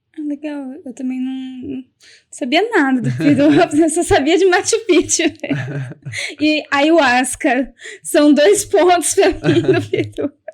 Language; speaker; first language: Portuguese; native; Portuguese